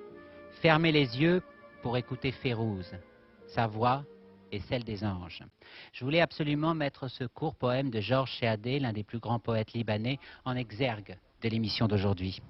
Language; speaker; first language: French; native; French